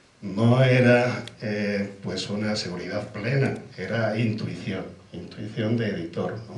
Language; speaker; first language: Spanish; native; Spanish